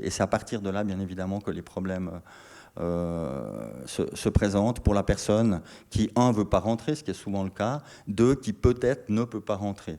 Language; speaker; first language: French; native; French